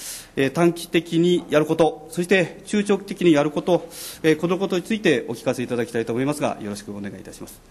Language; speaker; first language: Japanese; native; Japanese